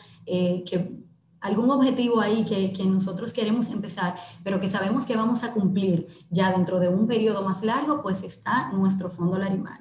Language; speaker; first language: Spanish; native; Spanish